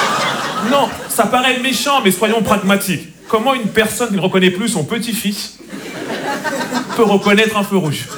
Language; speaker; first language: French; native; French